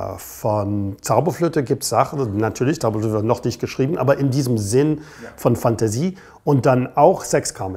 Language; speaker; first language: German; non-native, fluent; English